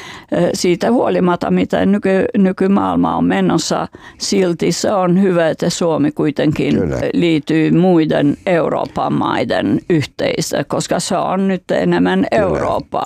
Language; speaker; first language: Finnish; non-native, fluent; Albanian